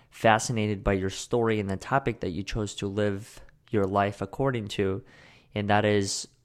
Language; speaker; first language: English; early bilingual, other home language; Russian